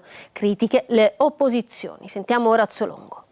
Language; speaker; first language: Italian; native; Italian